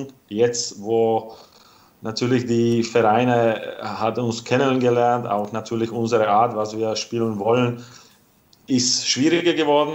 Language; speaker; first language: German; non-native, fluent; Slovak